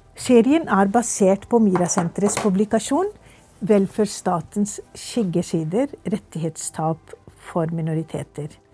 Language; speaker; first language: Norwegian; non-native, fluent; Urdu